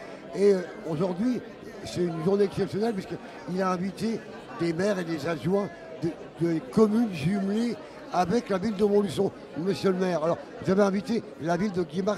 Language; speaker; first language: French; native; French